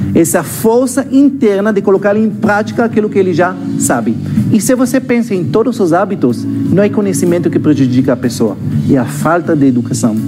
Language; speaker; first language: Portuguese; non-native, fluent; Hebrew